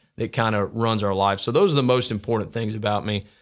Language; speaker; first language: English; native; English